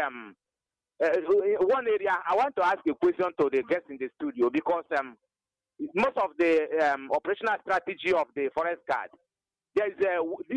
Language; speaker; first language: English; non-native, local second language; Igbo